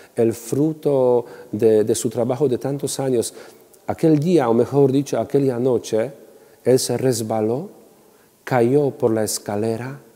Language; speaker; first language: Spanish; non-native, fluent; Polish